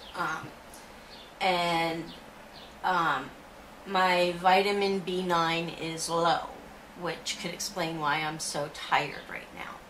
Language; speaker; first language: English; native; English